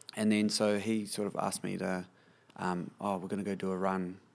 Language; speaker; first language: English; native; English